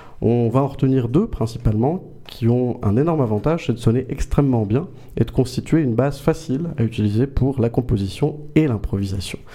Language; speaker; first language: French; native; French